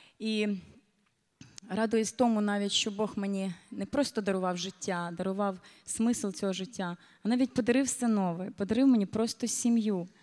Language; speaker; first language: Ukrainian; native; Ukrainian